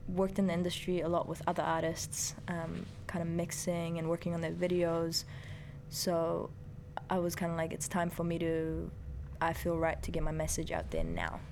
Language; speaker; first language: English; early bilingual, other home language; Persian